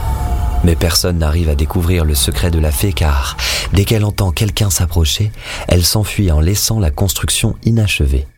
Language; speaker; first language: French; native; French